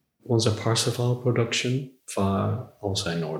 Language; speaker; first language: German; non-native, learner; English